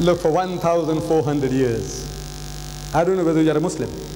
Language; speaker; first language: English; early bilingual, other home language; Gujarati